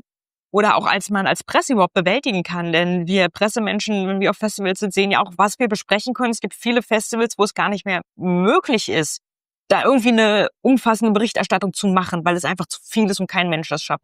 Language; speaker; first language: German; native; German